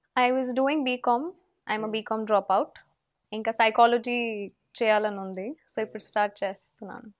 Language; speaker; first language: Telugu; non-native, local second language; Hindi